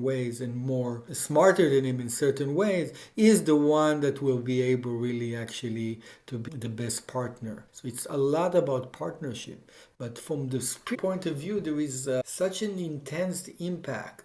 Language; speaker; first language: English; non-native, fluent; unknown